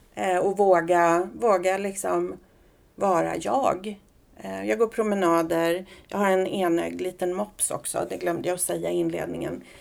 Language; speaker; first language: Swedish; native; Swedish